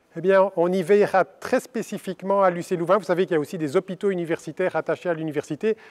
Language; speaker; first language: French; native; French